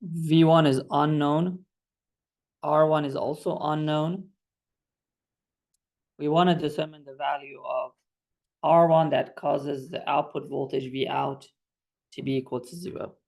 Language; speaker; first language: English; non-native, fluent; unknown